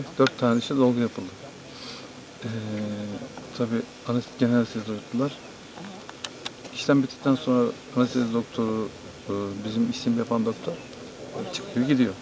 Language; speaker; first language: Turkish; native; Turkish